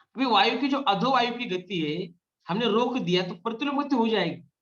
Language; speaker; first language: Hindi; non-native, local second language; Marathi